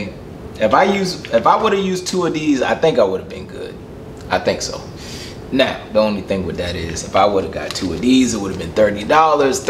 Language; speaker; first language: English; native; English